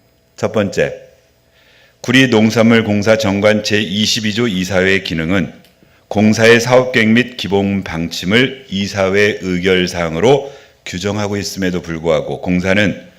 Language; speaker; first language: Korean; native; Korean